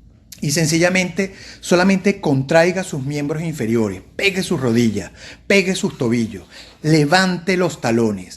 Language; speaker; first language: Spanish; native; Spanish